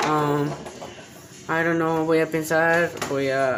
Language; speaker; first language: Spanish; early bilingual, heritage; Spanish